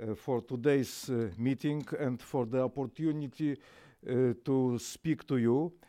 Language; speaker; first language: English; non-native, learner; Russian